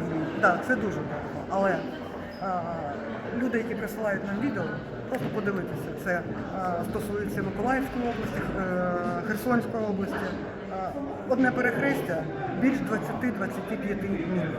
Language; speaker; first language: Ukrainian; native; Ukrainian